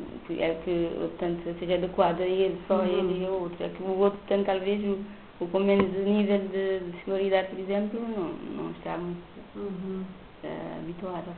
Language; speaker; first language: Portuguese; non-native, local second language; Kabuverdianu